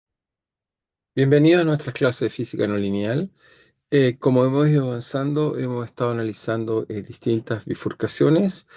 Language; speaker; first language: Spanish; native; Spanish